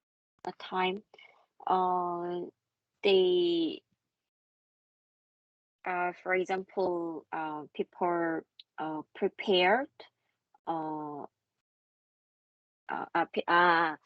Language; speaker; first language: English; non-native, learner; Korean